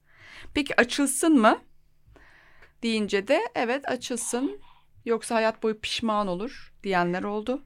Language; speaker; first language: Turkish; native; Turkish